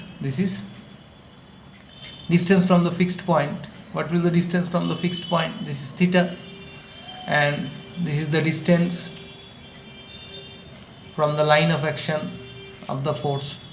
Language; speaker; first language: English; non-native, local second language; Bangla